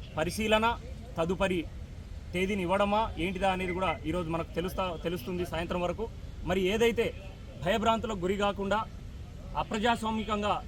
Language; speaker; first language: Telugu; non-native, local second language; Lambadi